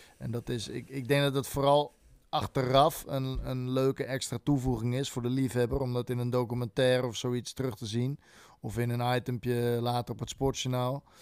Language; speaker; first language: Dutch; native; Dutch